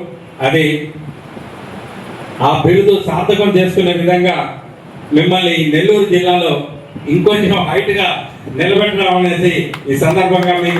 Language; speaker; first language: Telugu; native; Telugu